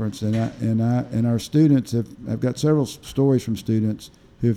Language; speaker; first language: English; native; English